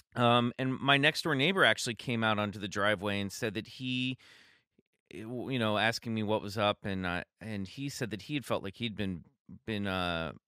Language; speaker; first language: English; native; English